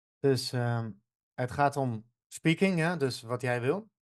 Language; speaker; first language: Dutch; native; Dutch